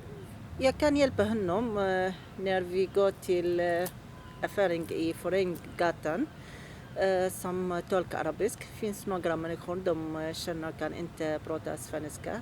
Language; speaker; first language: Swedish; non-native, learner; Arabic